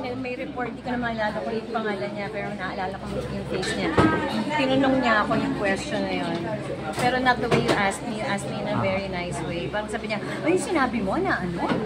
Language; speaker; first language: Filipino; native; Filipino